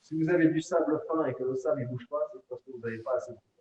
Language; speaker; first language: French; native; French